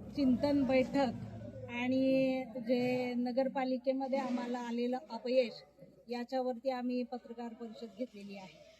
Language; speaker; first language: Marathi; native; Marathi